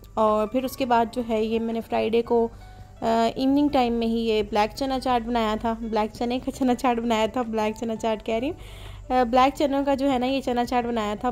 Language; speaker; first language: Urdu; native; Urdu